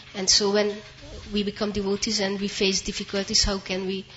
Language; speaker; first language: English; non-native, fluent; Hungarian